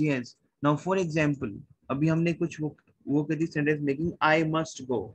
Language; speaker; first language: Hindi; native; Hindi